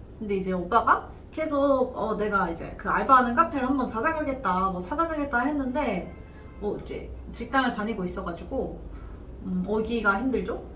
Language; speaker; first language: Korean; non-native, fluent; Turkish